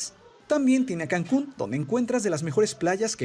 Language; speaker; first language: Spanish; native; Spanish